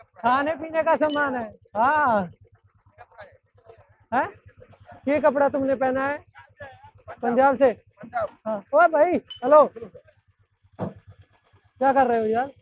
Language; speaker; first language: Hindi; non-native, local second language; Punjabi